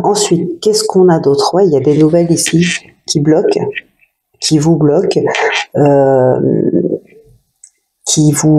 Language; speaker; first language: French; native; French